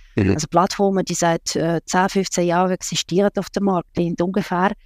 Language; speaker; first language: German; non-native, fluent; Russian